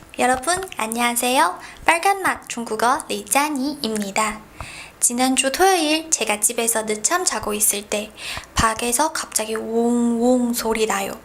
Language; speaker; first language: Korean; non-native, fluent; Chinese